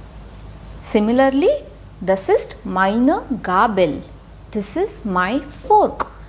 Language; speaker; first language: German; non-native, fluent; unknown